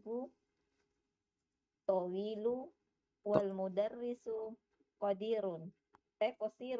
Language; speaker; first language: Arabic; non-native, learner; Indonesian